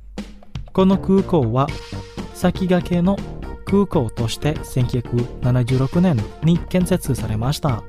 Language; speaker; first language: Japanese; non-native, fluent; Indonesian